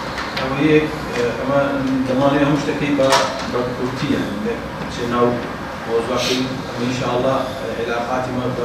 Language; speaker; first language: Arabic; non-native, learner; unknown